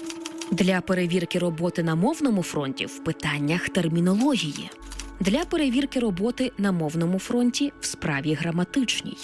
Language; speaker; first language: Ukrainian; native; Ukrainian